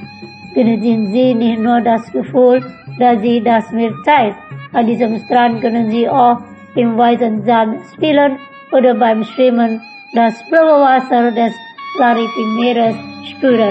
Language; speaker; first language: German; non-native, fluent; Indonesian